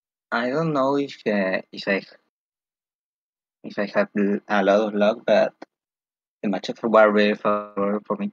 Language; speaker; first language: English; non-native, fluent; Spanish